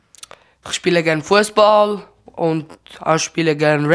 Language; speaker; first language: German; early bilingual, other home language; Turkish